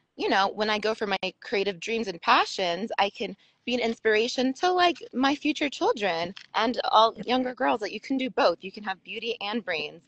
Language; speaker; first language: English; native; English